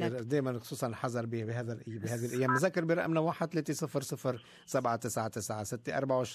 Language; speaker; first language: Arabic; native; Arabic